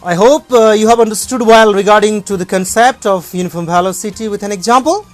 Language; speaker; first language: English; non-native, local second language; Nepali